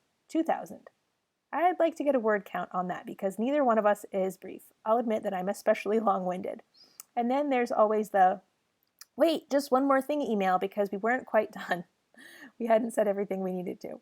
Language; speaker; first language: English; native; English